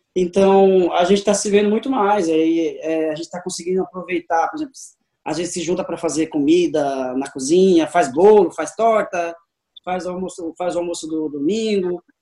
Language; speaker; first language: Portuguese; native; Portuguese